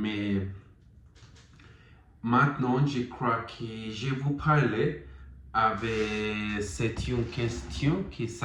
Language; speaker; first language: French; non-native, learner; Spanish